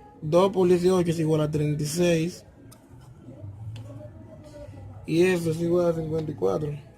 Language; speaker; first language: Spanish; native; Spanish